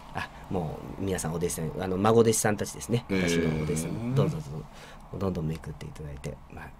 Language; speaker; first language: Japanese; native; Japanese